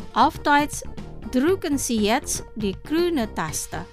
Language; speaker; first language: German; non-native, fluent; Indonesian